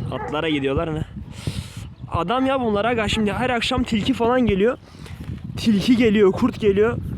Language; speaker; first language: Turkish; non-native, local second language; Kurdish